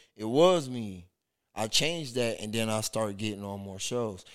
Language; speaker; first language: English; native; English